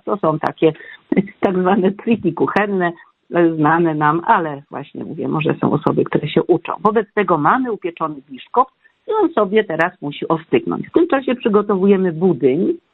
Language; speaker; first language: Polish; native; Polish